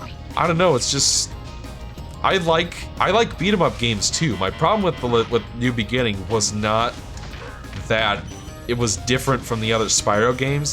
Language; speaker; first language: English; native; English